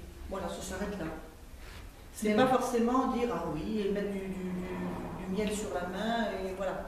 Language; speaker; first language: French; native; French